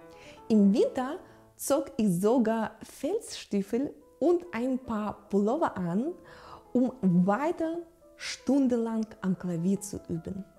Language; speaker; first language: German; non-native, fluent; Russian